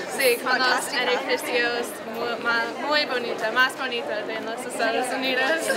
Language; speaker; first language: Spanish; non-native, learner; English